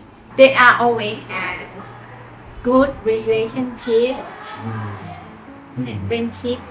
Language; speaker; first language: English; non-native, learner; Thai